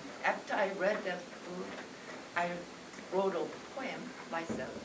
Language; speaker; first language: English; non-native, learner; Korean